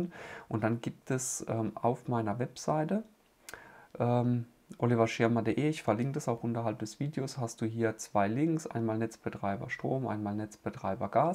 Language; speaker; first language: German; native; German